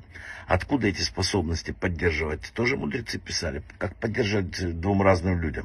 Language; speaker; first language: Russian; native; Russian